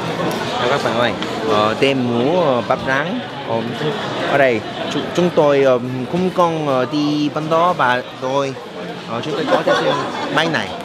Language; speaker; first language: Vietnamese; non-native, learner; Korean